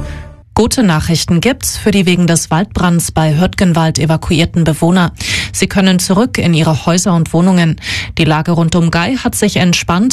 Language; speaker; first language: German; native; German